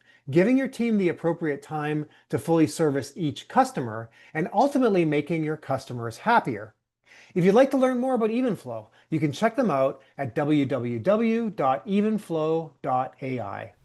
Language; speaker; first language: English; native; English